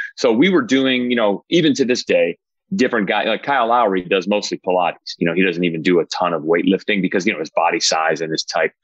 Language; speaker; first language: English; native; English